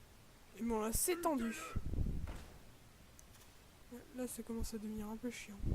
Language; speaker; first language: French; native; French